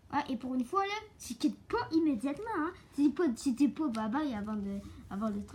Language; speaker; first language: French; native; French